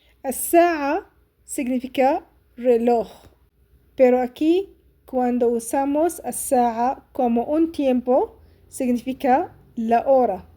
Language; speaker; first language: Spanish; non-native, fluent; Arabic